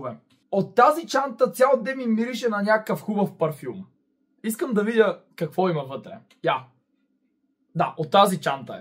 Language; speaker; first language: Bulgarian; native; Bulgarian